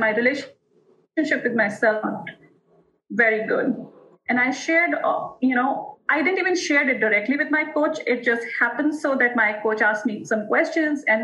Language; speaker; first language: English; non-native, local second language; Hindi